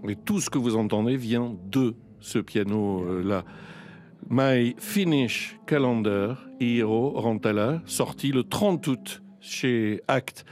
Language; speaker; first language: French; native; French